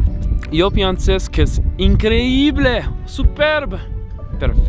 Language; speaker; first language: Spanish; non-native, learner; English